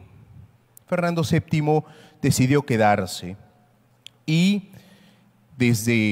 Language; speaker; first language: Spanish; native; Spanish